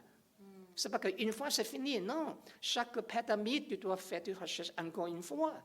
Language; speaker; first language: French; non-native, learner; English